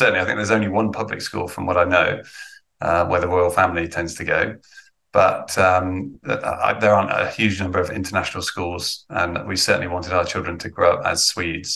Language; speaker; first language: English; native; English